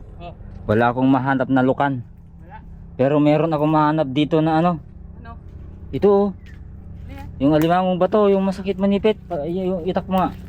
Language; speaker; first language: Filipino; native; Filipino